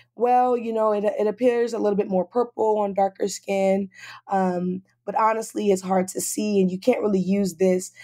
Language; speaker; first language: English; native; English